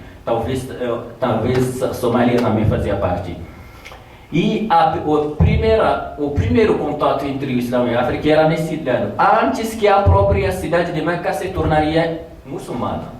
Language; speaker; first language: Portuguese; non-native, fluent; Tamasheq